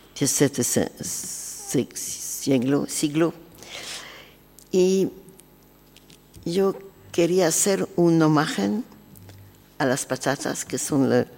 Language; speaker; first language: Spanish; non-native, learner; French